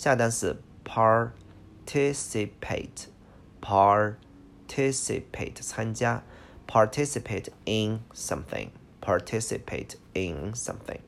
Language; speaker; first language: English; non-native, fluent; Chinese